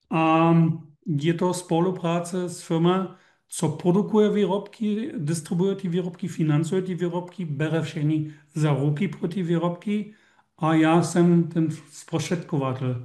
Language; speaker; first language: Czech; non-native, learner; German